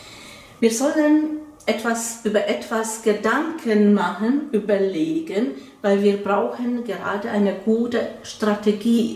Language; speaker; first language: German; non-native, fluent; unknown